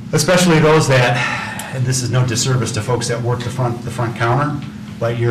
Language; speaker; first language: English; native; English